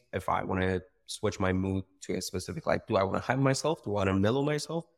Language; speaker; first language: English; non-native, fluent; Persian